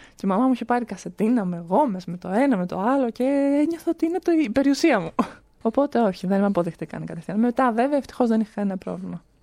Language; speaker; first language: Greek; early bilingual, other home language; Romanian